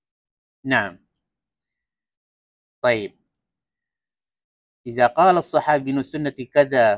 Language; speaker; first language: Arabic; non-native, fluent; Malay